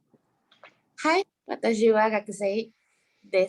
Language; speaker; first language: Japanese; non-native, learner; Spanish